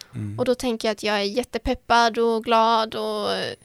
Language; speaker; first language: Swedish; native; Swedish